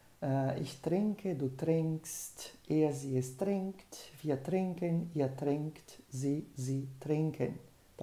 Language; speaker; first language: German; non-native, fluent; Portuguese